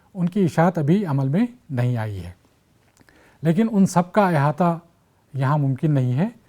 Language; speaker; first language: Urdu; native; Urdu